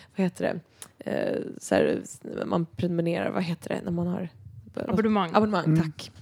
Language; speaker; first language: Swedish; non-native, fluent; Norwegian